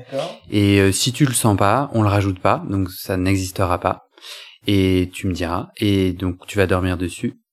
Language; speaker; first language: French; native; French